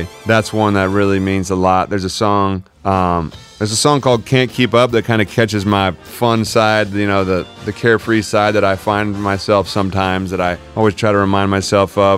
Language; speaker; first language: English; native; English